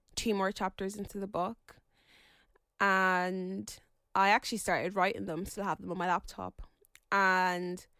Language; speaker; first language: English; native; English